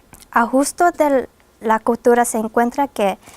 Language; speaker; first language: Spanish; non-native, fluent; English